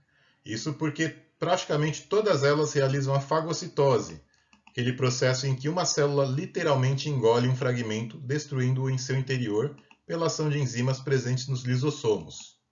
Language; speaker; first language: Portuguese; native; Portuguese